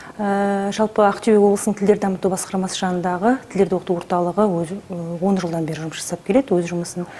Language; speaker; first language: Kazakh; native; Kazakh